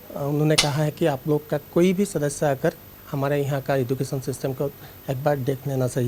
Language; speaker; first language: Hindi; non-native, local second language; Assamese